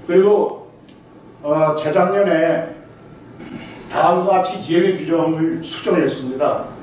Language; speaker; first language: Korean; native; Korean